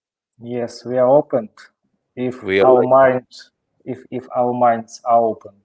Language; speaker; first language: English; non-native, learner; Russian